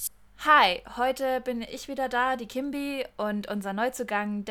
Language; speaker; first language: German; native; German